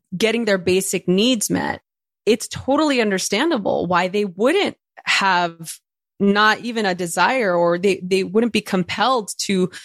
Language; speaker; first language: English; early bilingual, other home language; Spanish